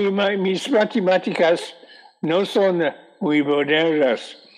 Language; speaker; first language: Spanish; non-native, learner; English